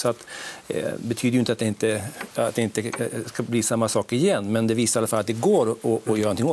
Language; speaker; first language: Swedish; native; Swedish